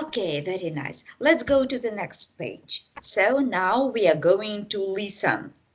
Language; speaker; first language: English; non-native, fluent; Russian